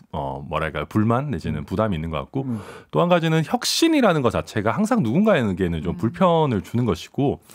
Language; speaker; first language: Korean; native; Korean